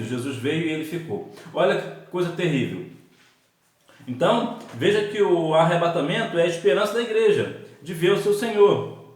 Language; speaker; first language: Portuguese; native; Portuguese